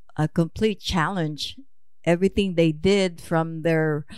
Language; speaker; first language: English; non-native, local second language; Filipino